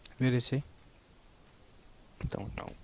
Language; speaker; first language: English; non-native, learner; Turkish